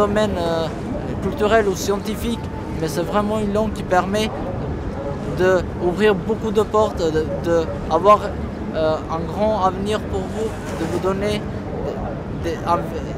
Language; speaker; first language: French; non-native, fluent; Albanian